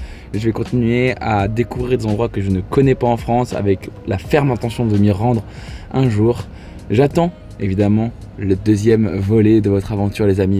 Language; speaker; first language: French; native; French